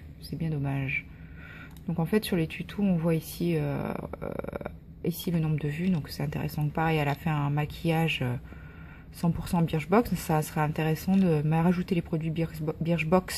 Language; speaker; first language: French; native; French